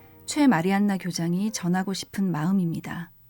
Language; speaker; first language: Korean; native; Korean